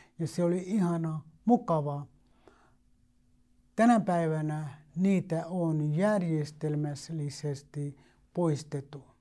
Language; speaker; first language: Finnish; non-native, fluent; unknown